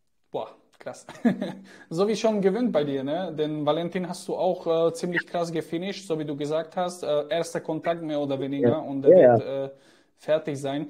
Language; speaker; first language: German; native; German